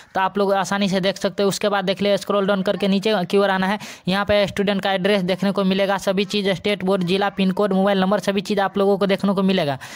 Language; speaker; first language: Hindi; native; Hindi